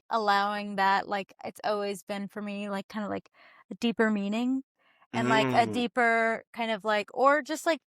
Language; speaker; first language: English; native; English